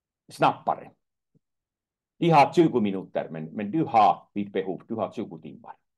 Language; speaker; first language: Swedish; non-native, fluent; Finnish